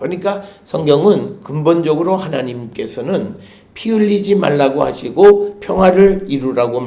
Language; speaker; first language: Korean; native; Korean